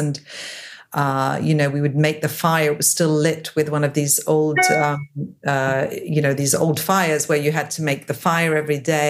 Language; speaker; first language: English; native; English